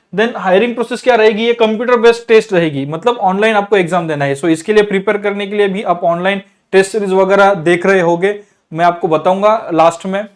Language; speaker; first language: Hindi; non-native, local second language; Marathi